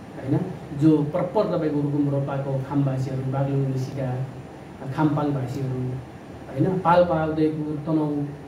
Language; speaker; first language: Nepali; native; Nepali